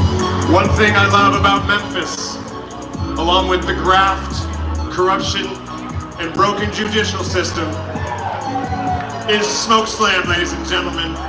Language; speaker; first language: English; native; English